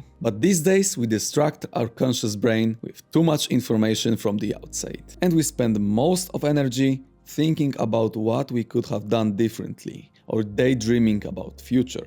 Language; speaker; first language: English; non-native, fluent; Polish